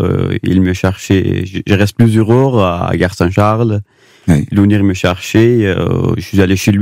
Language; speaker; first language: French; non-native, learner; Pashto